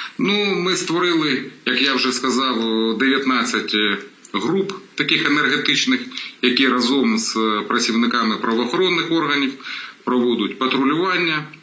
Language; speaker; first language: Ukrainian; non-native, local second language; Russian